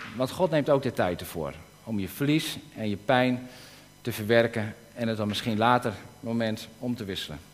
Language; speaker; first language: Dutch; native; Dutch